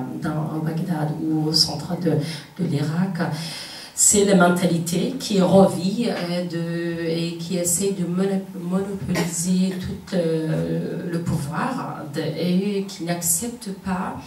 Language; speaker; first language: French; non-native, fluent; Kurdish